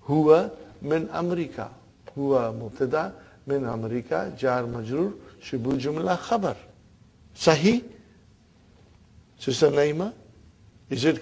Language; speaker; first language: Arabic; non-native, fluent; Urdu